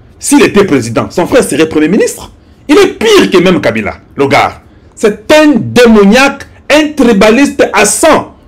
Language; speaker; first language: French; non-native, local second language; Lingala